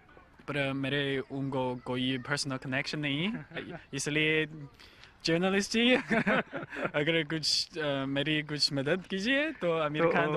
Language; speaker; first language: Hindi; non-native, learner; Chinese